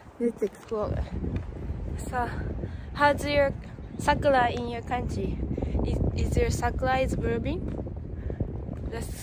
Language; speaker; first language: English; non-native, learner; Japanese